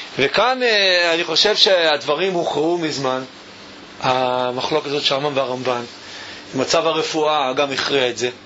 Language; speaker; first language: Hebrew; native; Hebrew